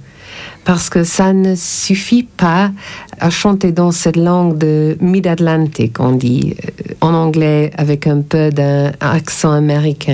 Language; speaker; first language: French; non-native, learner; English